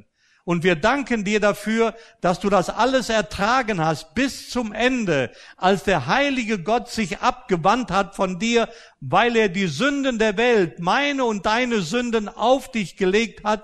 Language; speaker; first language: German; native; German